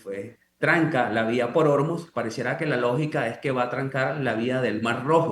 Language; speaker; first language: Spanish; native; Spanish